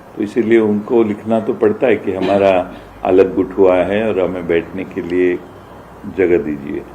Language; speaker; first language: Hindi; non-native, local second language; Marathi